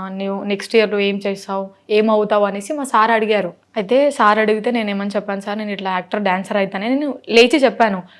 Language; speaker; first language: Telugu; non-native, local second language; Lambadi